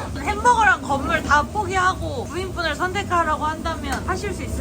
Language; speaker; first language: Korean; native; Korean